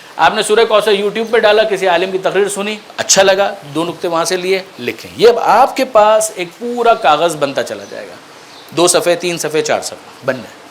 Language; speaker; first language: Urdu; non-native, local second language; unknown